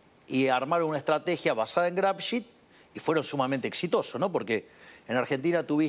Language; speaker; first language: Spanish; native; Spanish